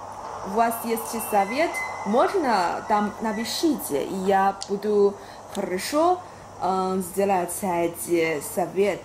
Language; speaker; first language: Russian; non-native, learner; Chinese